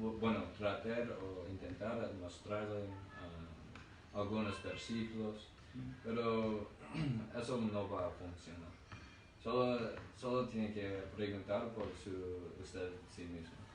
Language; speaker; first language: Spanish; non-native, learner; English